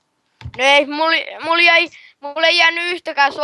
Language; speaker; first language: Finnish; native; Finnish